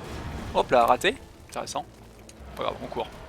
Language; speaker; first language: French; native; French